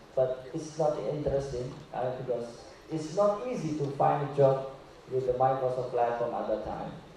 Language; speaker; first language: English; non-native, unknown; Indonesian